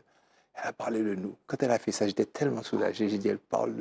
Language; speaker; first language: French; native; French